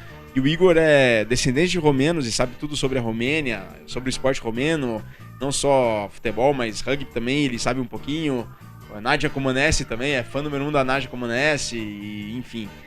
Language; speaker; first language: Portuguese; native; Portuguese